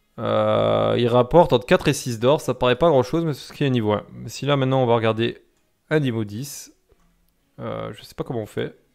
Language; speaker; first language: French; native; French